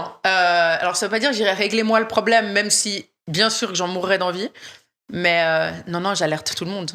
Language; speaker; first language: French; native; French